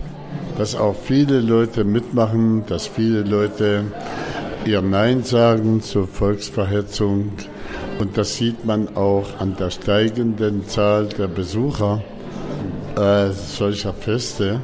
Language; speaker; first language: German; non-native, fluent; Arabic